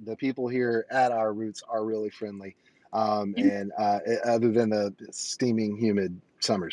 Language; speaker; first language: English; native; English